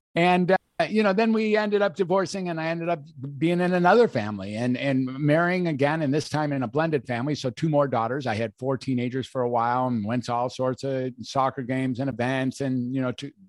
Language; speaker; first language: English; native; English